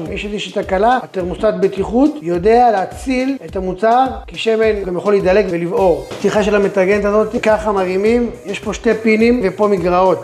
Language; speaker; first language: Hebrew; native; Hebrew